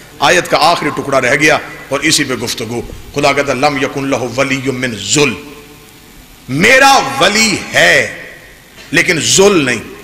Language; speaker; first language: Urdu; native; Urdu